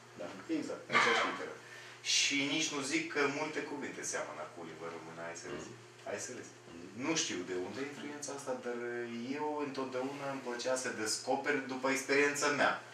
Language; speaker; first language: Romanian; non-native, fluent; Russian